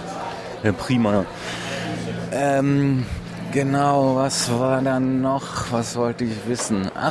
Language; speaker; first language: German; native; German